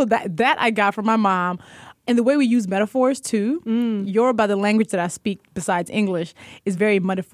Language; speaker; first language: English; native; English